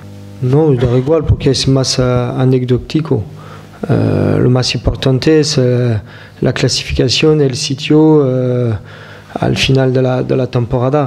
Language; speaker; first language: Spanish; non-native, fluent; French